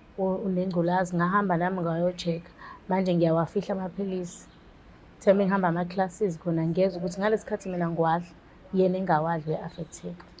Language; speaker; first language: Zulu; native; Zulu